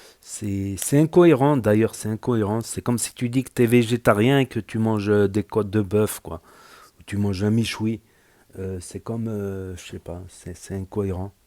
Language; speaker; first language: French; native; French